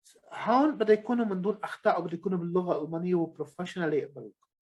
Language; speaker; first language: Arabic; native; Arabic